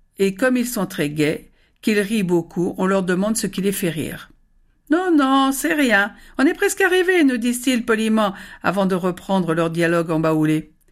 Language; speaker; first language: French; native; French